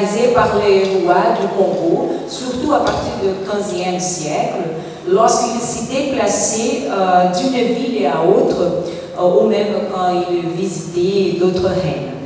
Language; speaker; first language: French; non-native, fluent; Portuguese